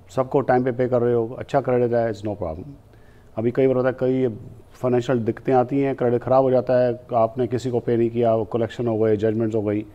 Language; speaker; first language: Hindi; native; Hindi